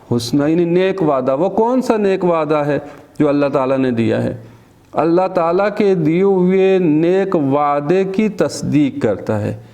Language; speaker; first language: Urdu; native; Urdu